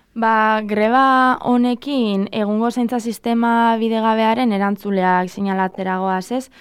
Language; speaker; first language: Basque; native; Basque